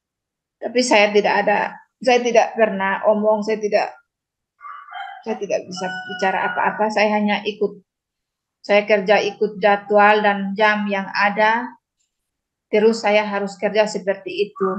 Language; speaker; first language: Indonesian; non-native, local second language; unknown